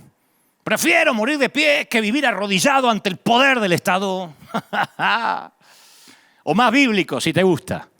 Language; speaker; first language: Spanish; native; Spanish